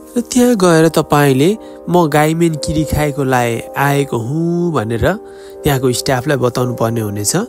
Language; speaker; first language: Nepali; native; Nepali